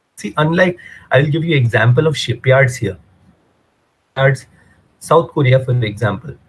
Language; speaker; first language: English; non-native, local second language; Hindi